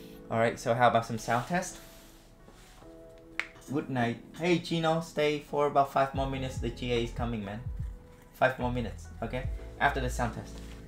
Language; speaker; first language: English; non-native, fluent; Vietnamese